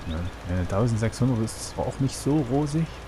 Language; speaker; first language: German; native; German